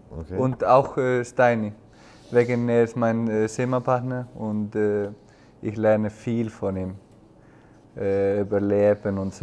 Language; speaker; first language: German; non-native, fluent; Icelandic